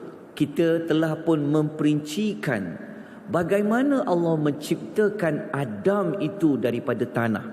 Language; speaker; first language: Malay; native; Malay